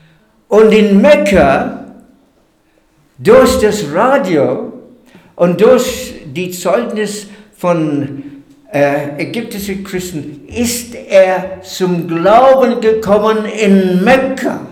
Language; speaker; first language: German; non-native, fluent; English